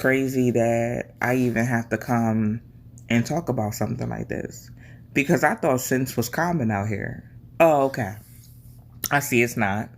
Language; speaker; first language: English; native; English